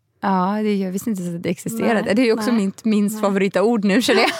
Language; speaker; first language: Swedish; native; Swedish